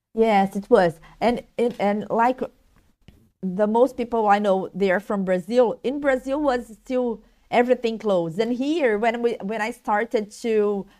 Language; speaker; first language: English; non-native, learner; Portuguese